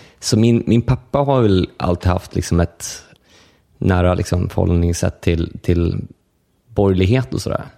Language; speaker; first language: Swedish; early bilingual, other home language; Finnish